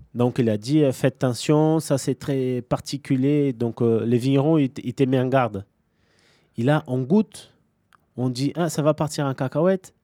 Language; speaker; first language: French; non-native, fluent; Portuguese